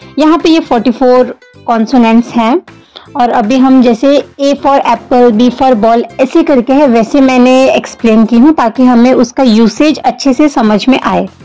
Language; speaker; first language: Hindi; native; Hindi